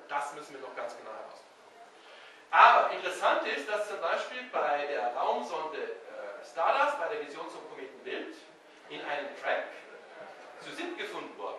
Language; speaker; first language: German; native; German